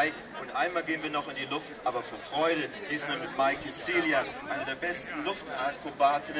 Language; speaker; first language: German; native; German